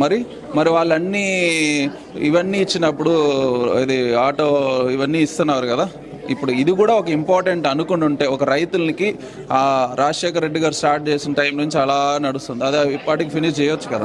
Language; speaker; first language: Telugu; native; Telugu